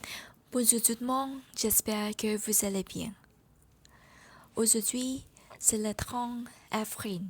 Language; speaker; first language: French; non-native, learner; Vietnamese